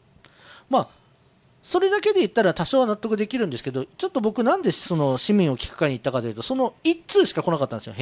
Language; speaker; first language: Japanese; native; Japanese